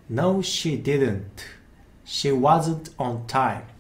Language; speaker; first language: English; non-native, learner; Japanese